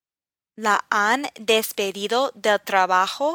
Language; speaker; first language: Spanish; non-native, fluent; English